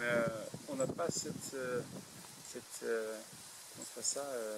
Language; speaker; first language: French; non-native, fluent; Dutch